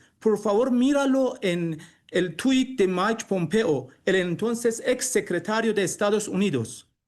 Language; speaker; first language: Spanish; non-native, learner; Persian